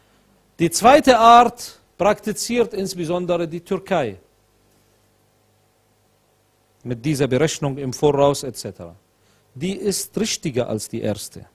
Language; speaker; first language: German; non-native, fluent; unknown